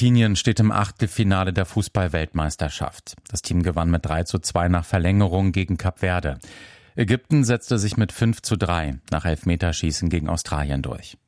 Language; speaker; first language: German; native; German